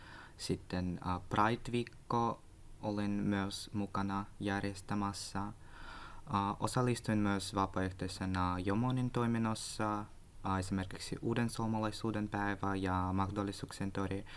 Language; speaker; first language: Finnish; non-native, learner; Russian